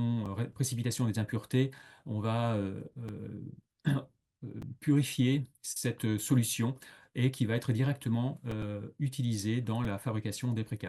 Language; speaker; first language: French; native; French